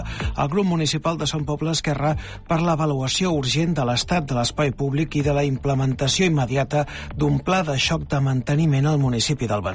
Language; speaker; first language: Catalan; native; Catalan